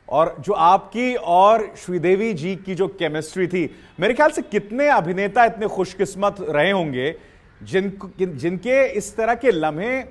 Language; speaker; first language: Hindi; native; Hindi